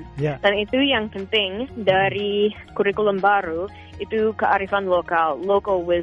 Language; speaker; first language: Indonesian; non-native, fluent; English